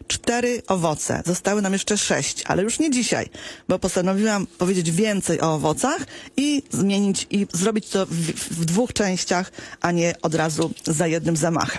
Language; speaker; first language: Polish; native; Polish